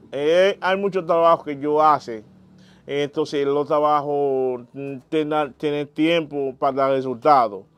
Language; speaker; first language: Spanish; non-native, learner; Haitian Creole